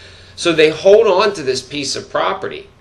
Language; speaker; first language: English; native; English